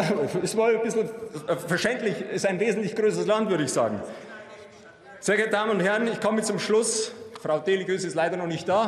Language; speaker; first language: German; native; German